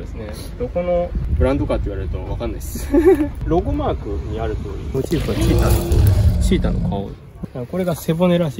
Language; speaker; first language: Japanese; native; Japanese